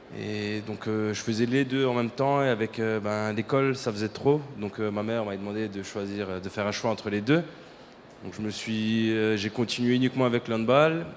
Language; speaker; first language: French; native; French